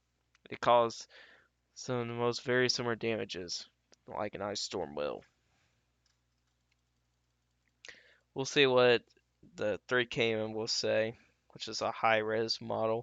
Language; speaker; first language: English; native; English